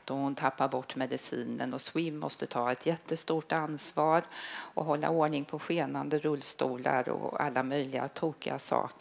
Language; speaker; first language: Swedish; native; Swedish